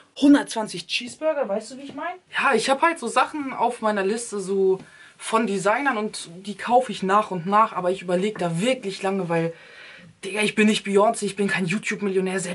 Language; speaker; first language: German; early bilingual, other home language; Turkish